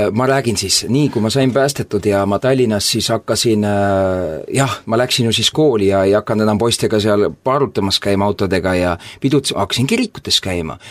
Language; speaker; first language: Estonian; native; Estonian